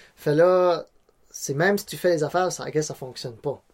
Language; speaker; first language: French; non-native, local second language; Cantonese